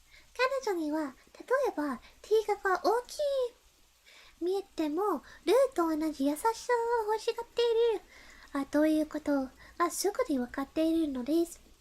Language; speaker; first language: Japanese; non-native, learner; English